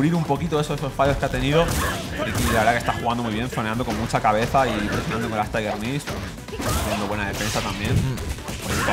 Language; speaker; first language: Spanish; native; Spanish